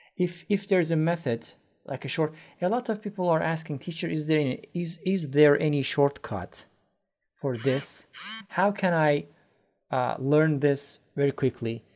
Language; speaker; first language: English; non-native, fluent; Persian